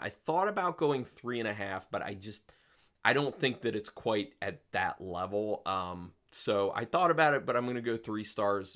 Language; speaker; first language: English; native; English